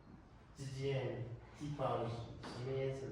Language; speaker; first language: Chinese; non-native, learner; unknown